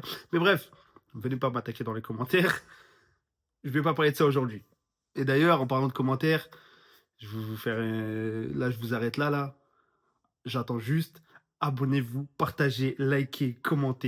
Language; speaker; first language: French; native; French